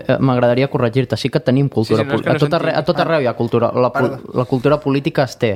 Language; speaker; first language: Catalan; native; Catalan